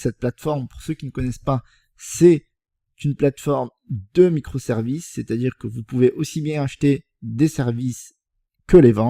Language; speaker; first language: French; native; French